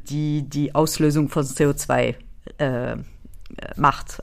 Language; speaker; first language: German; non-native, fluent; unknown